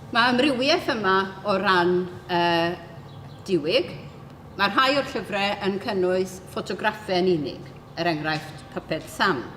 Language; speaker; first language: Welsh; native; Welsh